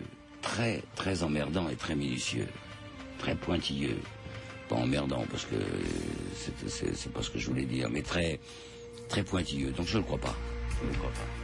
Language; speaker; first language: French; native; French